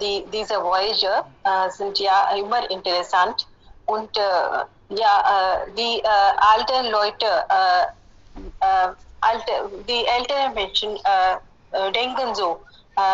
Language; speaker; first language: German; non-native, learner; Hindi